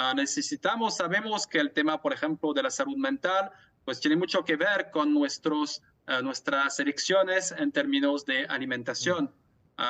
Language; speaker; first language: Spanish; non-native, fluent; French